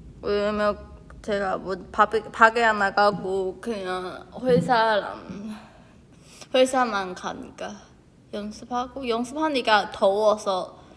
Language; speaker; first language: Korean; non-native, fluent; Chinese